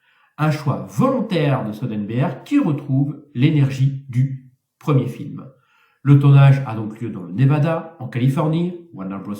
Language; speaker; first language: French; native; French